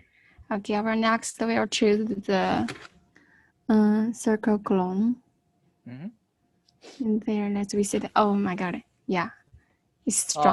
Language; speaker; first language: English; non-native, learner; Chinese